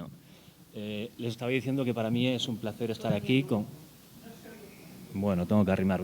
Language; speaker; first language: Spanish; native; Spanish